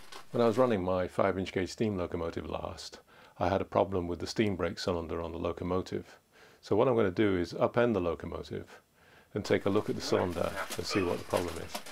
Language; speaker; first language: English; native; English